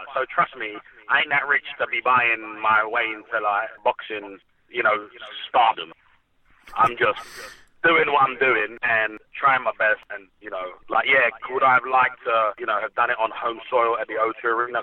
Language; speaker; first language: English; native; English